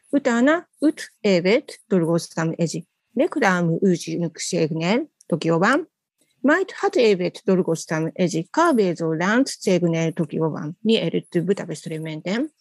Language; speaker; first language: Hungarian; non-native, learner; Japanese